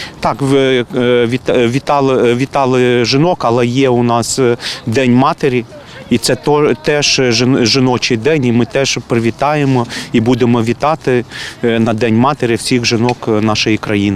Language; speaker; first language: Ukrainian; non-native, local second language; Russian